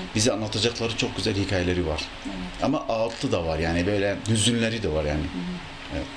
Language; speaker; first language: Turkish; native; Turkish